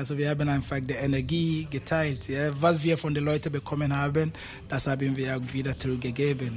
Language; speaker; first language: German; non-native, fluent; Akan